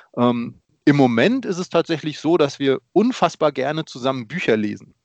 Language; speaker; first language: German; early bilingual, other home language; Polish